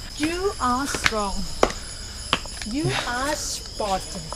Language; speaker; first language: English; non-native, learner; Thai